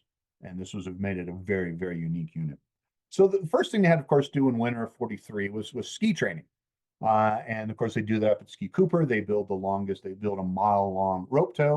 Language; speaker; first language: English; native; English